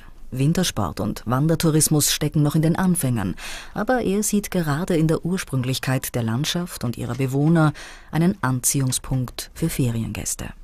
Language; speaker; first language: German; native; German